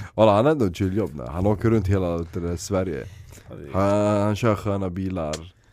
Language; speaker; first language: Swedish; early bilingual, other home language; Arabic